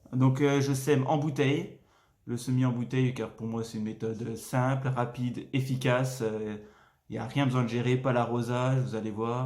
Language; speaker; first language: French; native; French